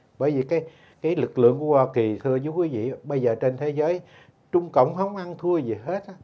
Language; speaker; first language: Vietnamese; native; Vietnamese